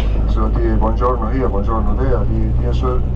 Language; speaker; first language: Danish; non-native, fluent; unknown